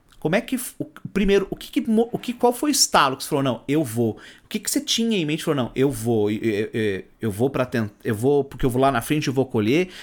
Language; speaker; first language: Portuguese; native; Portuguese